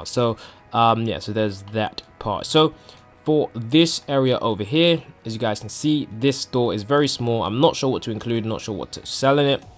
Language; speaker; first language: English; native; English